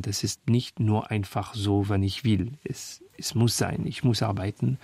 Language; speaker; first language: German; non-native, learner; French